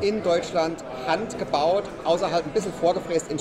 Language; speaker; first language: German; native; German